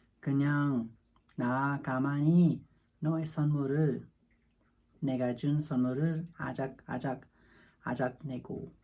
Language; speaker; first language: Korean; non-native, learner; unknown